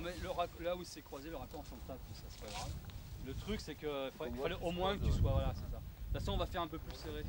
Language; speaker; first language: French; native; French